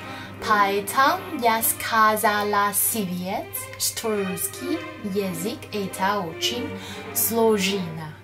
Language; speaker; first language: Russian; non-native, learner; Chinese